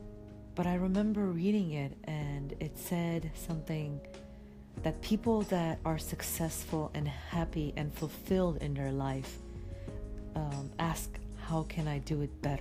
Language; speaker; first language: English; non-native, fluent; Romanian